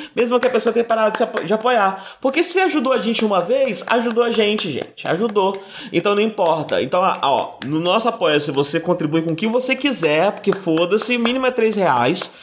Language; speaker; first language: Portuguese; native; Portuguese